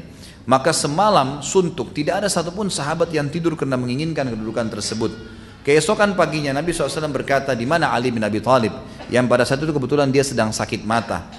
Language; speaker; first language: Indonesian; native; Indonesian